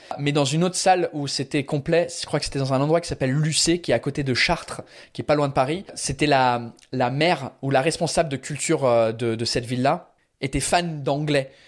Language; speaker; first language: French; early bilingual, other home language; English